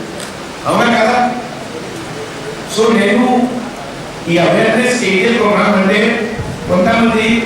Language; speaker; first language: Telugu; non-native, fluent; Hindi